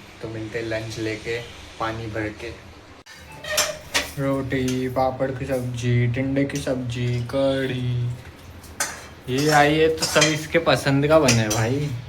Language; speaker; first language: Hindi; native; Hindi